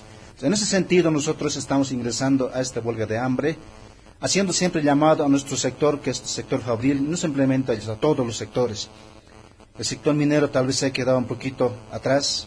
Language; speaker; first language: Spanish; native; Spanish